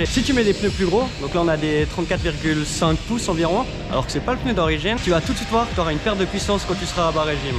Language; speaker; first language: French; native; French